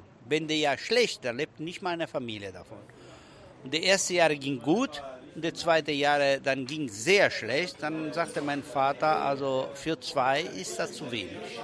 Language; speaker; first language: German; non-native, fluent; Italian